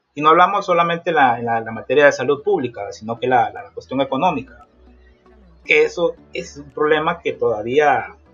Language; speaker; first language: Spanish; native; Spanish